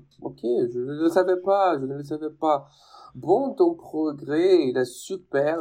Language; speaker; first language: French; non-native, fluent; Portuguese